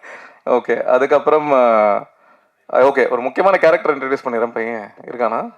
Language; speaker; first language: Tamil; native; Tamil